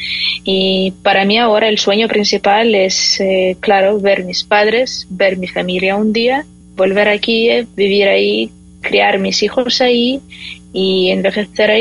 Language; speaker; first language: Spanish; non-native, fluent; Ukrainian